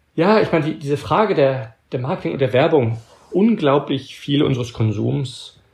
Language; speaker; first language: German; early bilingual, heritage; German